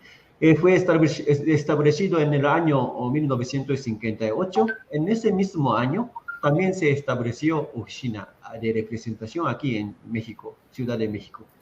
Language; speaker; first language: Spanish; non-native, fluent; Japanese